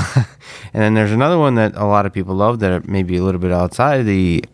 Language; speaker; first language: English; non-native, fluent; Russian